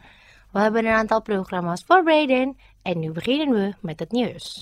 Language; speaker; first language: Dutch; non-native, fluent; Indonesian